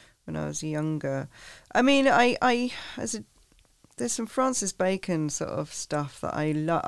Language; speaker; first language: English; native; English